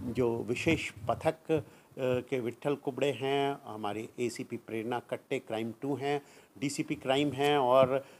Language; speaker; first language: Hindi; non-native, local second language; Marathi